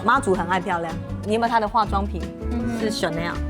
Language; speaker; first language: Chinese; native; Chinese